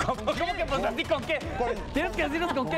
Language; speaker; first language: Spanish; native; Spanish